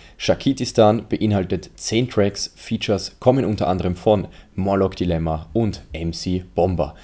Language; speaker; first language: German; native; German